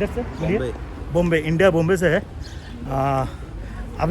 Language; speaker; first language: Hindi; non-native, local second language; Bangla